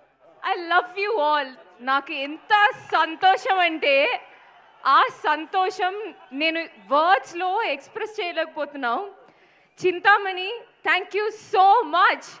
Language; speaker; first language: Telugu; non-native, local second language; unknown